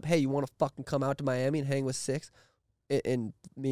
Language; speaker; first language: English; native; English